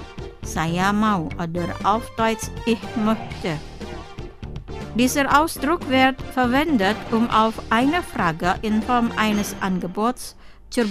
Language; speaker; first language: German; non-native, fluent; Indonesian